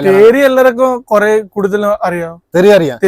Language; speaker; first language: Malayalam; non-native, learner; Bangla